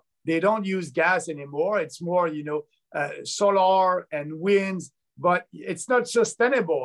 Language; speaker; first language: English; non-native, local second language; French